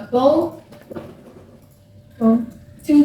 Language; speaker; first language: English; non-native, learner; Vietnamese